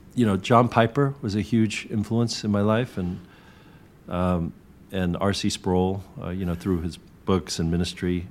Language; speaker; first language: English; early bilingual, other home language; Korean